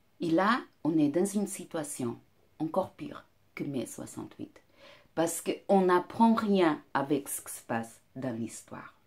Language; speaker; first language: French; non-native, fluent; Portuguese